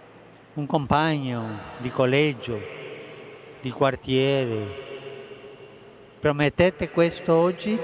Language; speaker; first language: Italian; non-native, fluent; Spanish